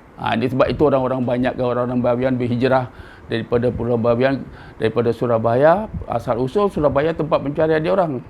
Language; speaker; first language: Malay; early bilingual, other home language; Madurese